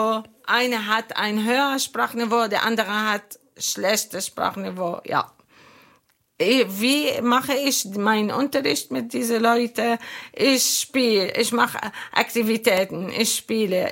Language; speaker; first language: German; non-native, learner; Arabic